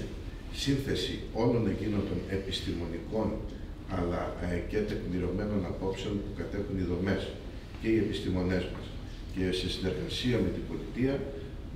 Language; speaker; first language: Greek; native; Greek